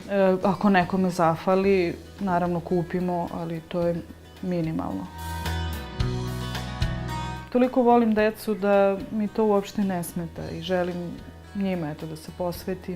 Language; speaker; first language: Serbian; native; Serbian